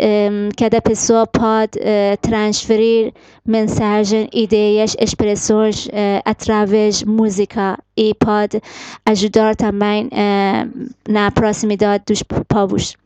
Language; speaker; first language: Portuguese; non-native, fluent; Persian